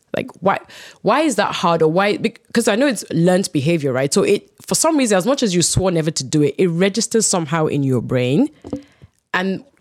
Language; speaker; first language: English; non-native, local second language; Yoruba